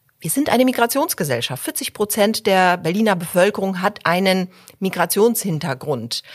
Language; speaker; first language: German; early bilingual, other home language; Polish